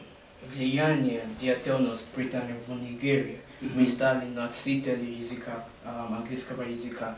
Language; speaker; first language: Russian; non-native, learner; English